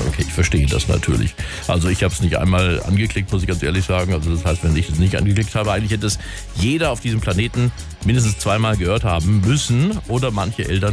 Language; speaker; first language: German; native; German